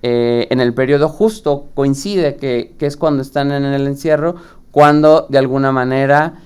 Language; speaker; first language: Spanish; native; Spanish